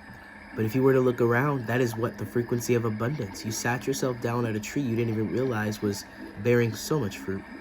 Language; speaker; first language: English; native; English